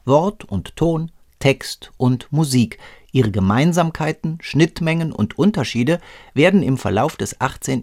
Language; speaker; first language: German; native; German